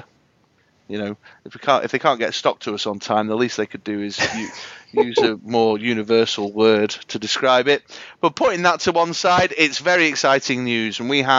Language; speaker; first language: English; native; English